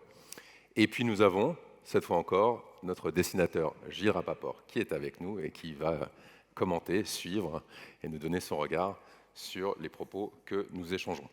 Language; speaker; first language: French; native; French